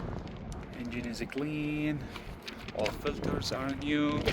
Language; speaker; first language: English; non-native, learner; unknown